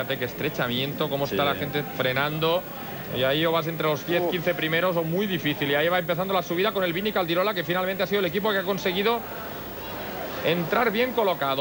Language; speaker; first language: Spanish; native; Spanish